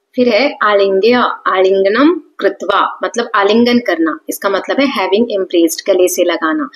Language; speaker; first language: Hindi; native; Hindi